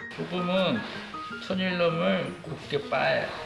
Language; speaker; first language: Korean; native; Korean